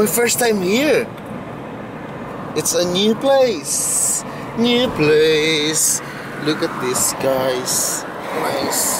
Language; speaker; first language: English; non-native, local second language; Filipino